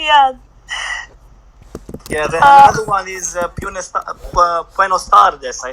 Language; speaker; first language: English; non-native, learner; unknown